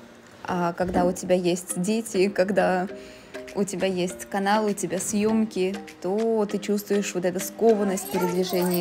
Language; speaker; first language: Russian; native; Russian